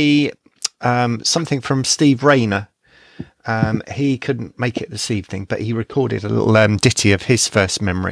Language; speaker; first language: English; native; English